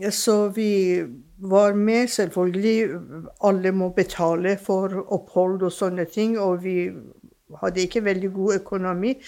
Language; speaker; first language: Norwegian; non-native, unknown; Persian